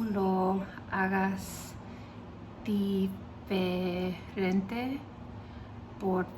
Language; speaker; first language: Spanish; early bilingual, heritage; Spanish